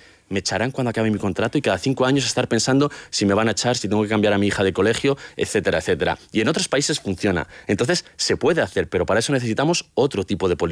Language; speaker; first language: Spanish; native; Spanish